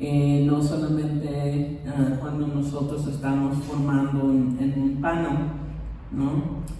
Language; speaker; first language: Spanish; non-native, fluent; English